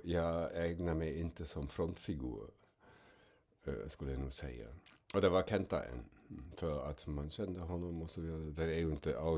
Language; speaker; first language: Swedish; non-native, fluent; German